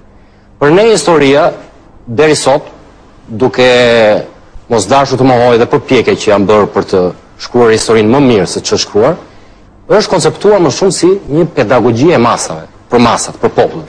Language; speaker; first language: Albanian; native; Albanian